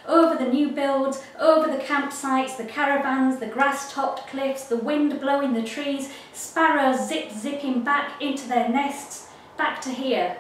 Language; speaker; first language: English; native; English